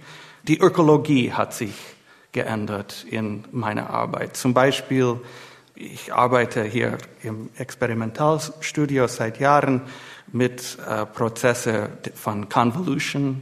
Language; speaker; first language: German; non-native, fluent; English